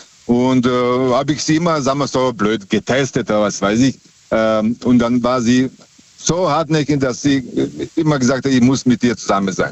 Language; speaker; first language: German; non-native, fluent; Serbian